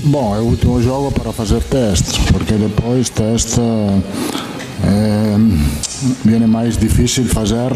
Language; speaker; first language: Portuguese; non-native, learner; Italian